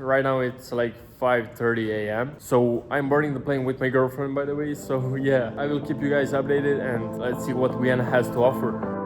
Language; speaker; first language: English; non-native, fluent; Serbian